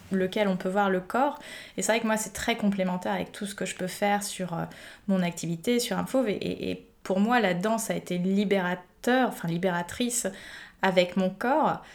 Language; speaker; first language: French; native; French